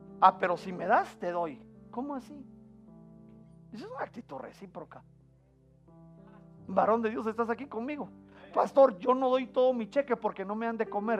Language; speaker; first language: Spanish; native; Spanish